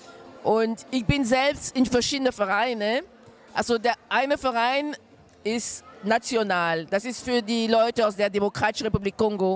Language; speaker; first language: German; non-native, fluent; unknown